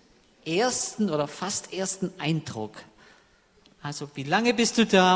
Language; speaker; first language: German; native; German